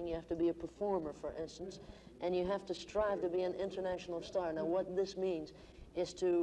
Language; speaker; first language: English; native; English